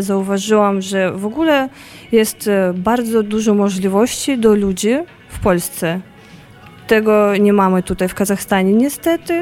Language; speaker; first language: Polish; non-native, fluent; Russian